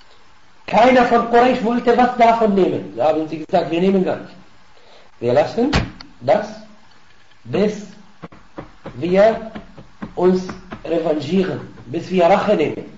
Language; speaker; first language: German; non-native, fluent; Arabic